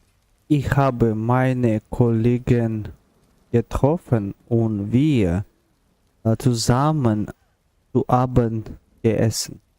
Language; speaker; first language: German; non-native, learner; Russian